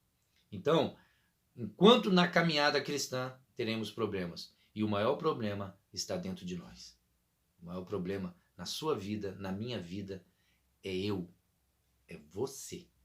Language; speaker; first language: Portuguese; native; Portuguese